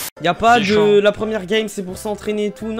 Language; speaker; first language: French; native; French